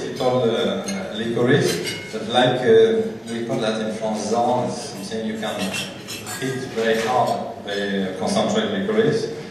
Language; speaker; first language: English; non-native, fluent; French